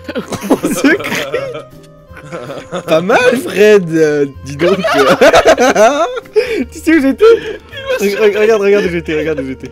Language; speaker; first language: French; native; French